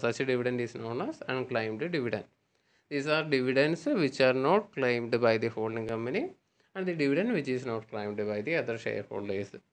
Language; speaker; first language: English; non-native, local second language; Malayalam